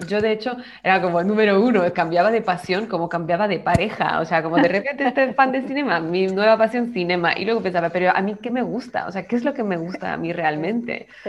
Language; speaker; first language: Spanish; native; Spanish